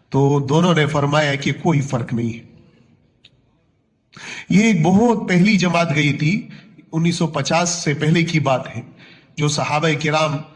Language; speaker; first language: Urdu; non-native, local second language; Punjabi